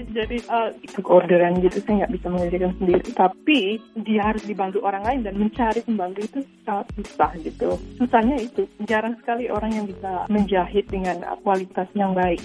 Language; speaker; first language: Indonesian; native; Indonesian